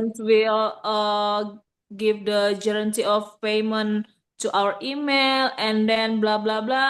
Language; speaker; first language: English; non-native, learner; Indonesian